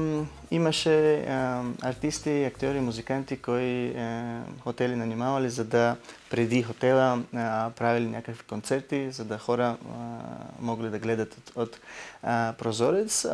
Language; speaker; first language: Bulgarian; non-native, learner; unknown